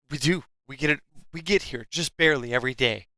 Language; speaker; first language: English; native; English